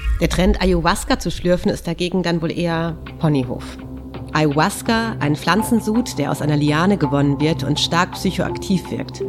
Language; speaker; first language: German; native; German